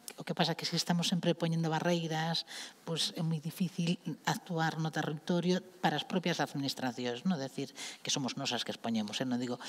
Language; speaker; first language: Galician; non-native, local second language; Spanish